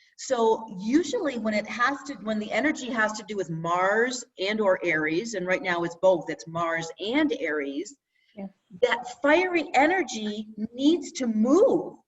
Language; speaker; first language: English; native; English